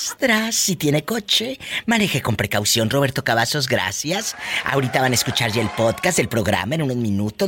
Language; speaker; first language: Spanish; native; Spanish